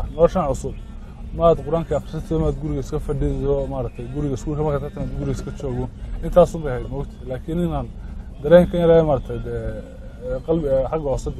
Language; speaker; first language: Somali; early bilingual, other home language; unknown